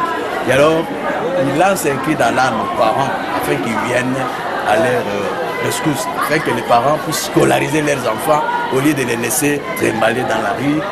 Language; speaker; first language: French; native; French